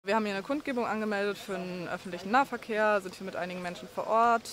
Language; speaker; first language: German; native; German